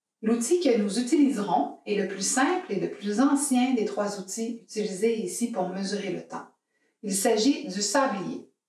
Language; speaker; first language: French; native; French